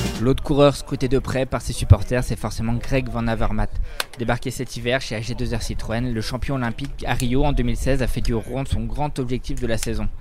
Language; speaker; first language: French; native; French